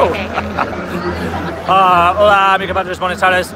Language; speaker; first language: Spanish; non-native, learner; English